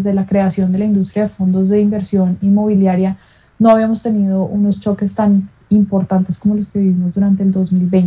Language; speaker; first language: Spanish; native; Spanish